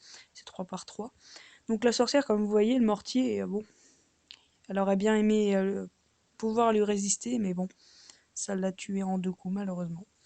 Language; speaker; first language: French; native; French